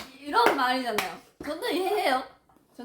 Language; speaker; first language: Korean; non-native, fluent; Japanese